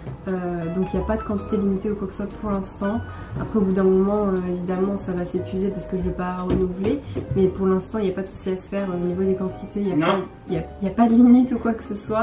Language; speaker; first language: French; native; French